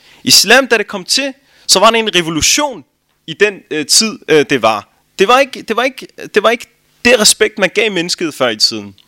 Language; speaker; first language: Danish; early bilingual, other home language; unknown